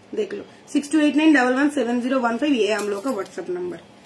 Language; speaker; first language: Hindi; non-native, local second language; Bangla